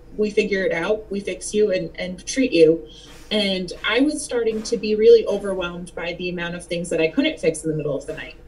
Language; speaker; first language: English; native; English